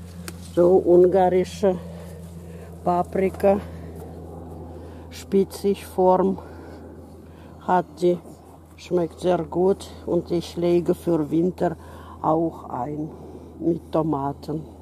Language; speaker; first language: German; non-native, learner; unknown